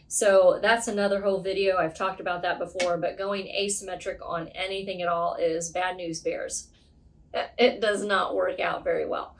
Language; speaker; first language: English; native; English